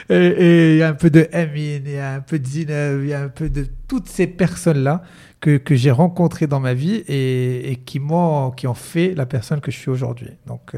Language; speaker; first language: French; non-native, local second language; Arabic